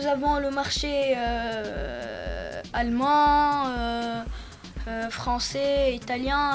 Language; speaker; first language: French; non-native, local second language; Arabic